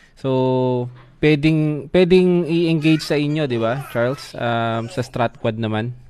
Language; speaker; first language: Filipino; native; Filipino